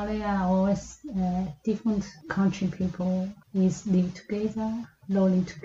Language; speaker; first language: English; non-native, local second language; Cantonese